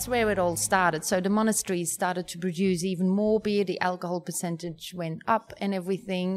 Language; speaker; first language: English; non-native, fluent; Dutch